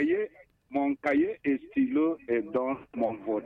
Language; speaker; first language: French; non-native, learner; English